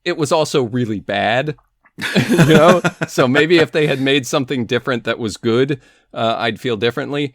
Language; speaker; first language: English; native; English